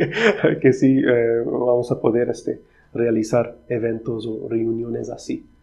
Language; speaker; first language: Spanish; non-native, fluent; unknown